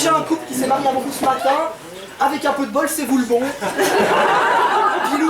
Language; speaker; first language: French; native; French